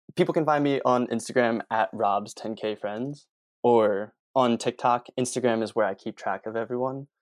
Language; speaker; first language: English; native; English